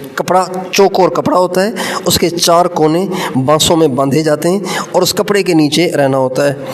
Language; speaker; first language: Urdu; native; Urdu